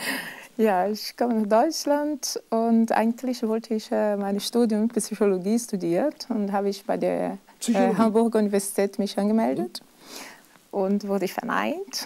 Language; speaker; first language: German; non-native, fluent; Portuguese